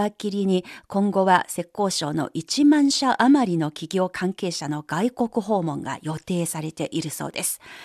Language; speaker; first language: Japanese; non-native, fluent; Chinese